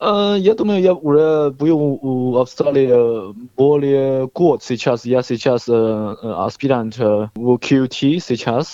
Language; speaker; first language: Russian; non-native, learner; Chinese